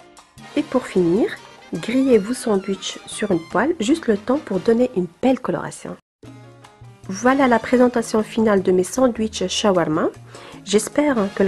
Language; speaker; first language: French; non-native, local second language; Arabic